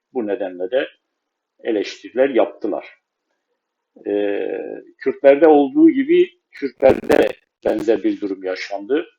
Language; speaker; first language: Turkish; non-native, local second language; Kurdish